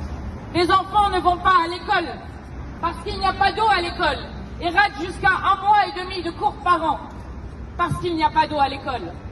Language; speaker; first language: French; native; French